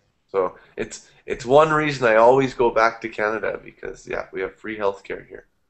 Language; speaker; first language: English; native; English